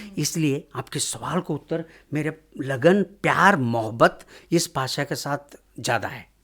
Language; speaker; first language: Hindi; non-native, local second language; Kannada